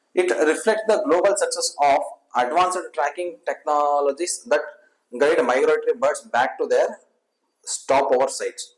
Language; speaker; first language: English; non-native, local second language; Kannada